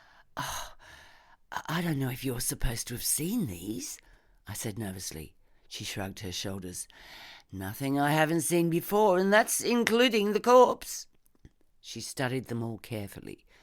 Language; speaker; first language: English; native; English